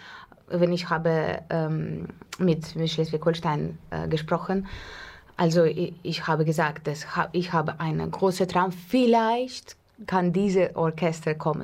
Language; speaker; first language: German; non-native, fluent; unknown